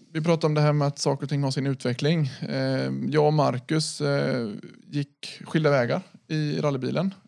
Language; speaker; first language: Swedish; native; Swedish